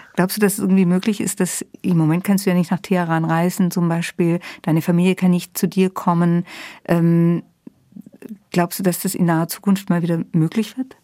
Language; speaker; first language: German; native; German